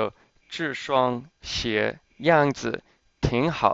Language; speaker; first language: Chinese; non-native, fluent; English